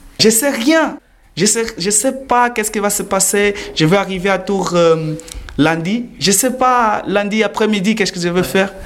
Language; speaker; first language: French; non-native, learner; Portuguese